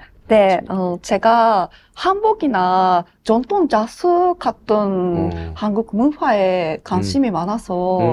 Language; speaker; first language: Korean; non-native, learner; Japanese